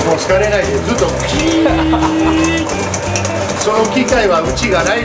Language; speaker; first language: Japanese; non-native, fluent; French